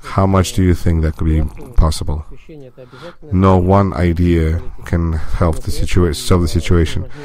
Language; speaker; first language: English; non-native, fluent; Russian